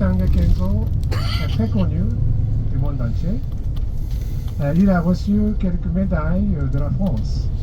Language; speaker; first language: French; non-native, fluent; Japanese